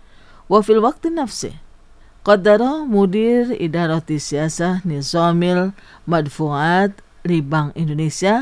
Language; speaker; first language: Arabic; non-native, fluent; Indonesian